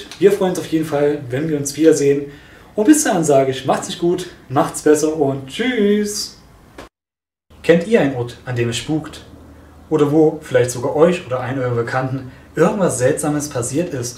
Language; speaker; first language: German; native; German